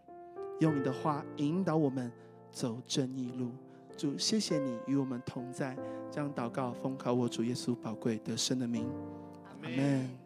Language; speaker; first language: Chinese; native; Chinese